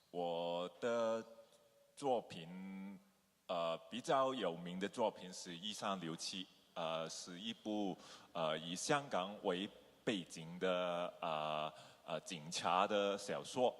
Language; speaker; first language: Chinese; non-native, local second language; Cantonese